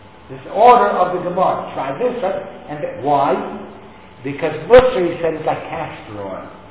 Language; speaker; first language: English; native; English